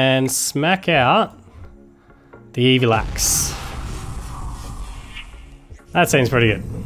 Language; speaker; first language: English; native; English